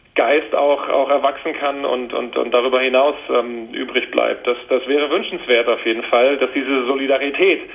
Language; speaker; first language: German; native; German